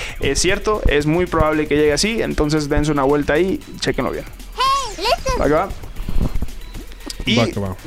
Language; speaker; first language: Spanish; native; Spanish